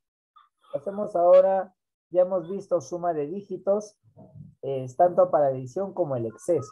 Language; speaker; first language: Spanish; native; Spanish